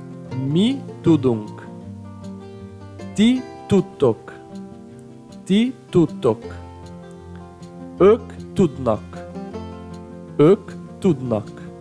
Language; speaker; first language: Hungarian; non-native, learner; Portuguese